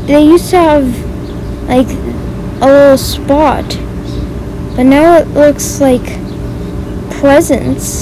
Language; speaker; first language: English; native; English